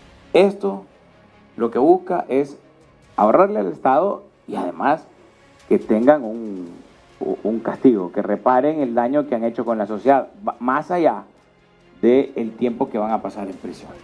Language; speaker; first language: Spanish; native; Spanish